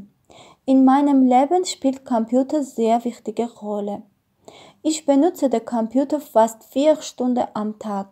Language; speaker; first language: German; non-native, learner; Armenian